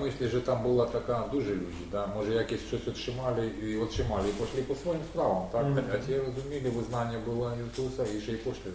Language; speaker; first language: Polish; non-native, learner; Russian